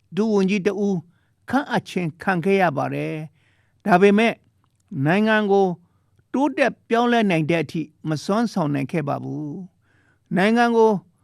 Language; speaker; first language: Burmese; non-native, local second language; Shan